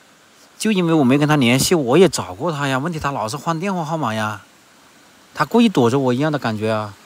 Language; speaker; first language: Chinese; native; Chinese